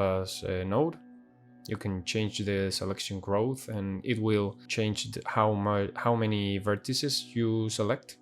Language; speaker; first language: English; non-native, fluent; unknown